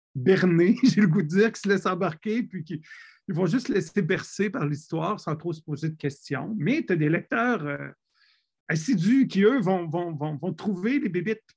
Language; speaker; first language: French; native; French